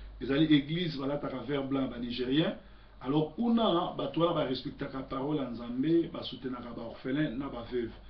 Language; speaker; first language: Lingala; native; Lingala